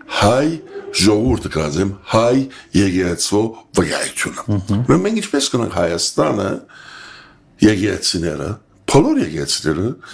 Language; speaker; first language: Armenian; early bilingual, heritage; Armenian